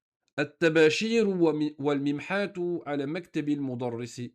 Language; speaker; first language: Arabic; non-native, fluent; French